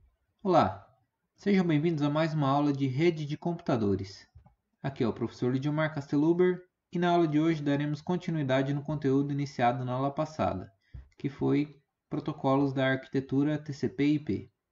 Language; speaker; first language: Portuguese; native; Portuguese